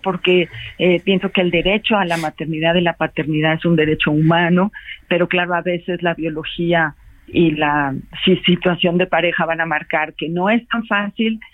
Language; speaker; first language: Spanish; native; Spanish